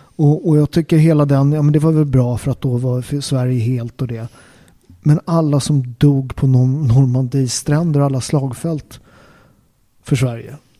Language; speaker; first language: Swedish; native; Swedish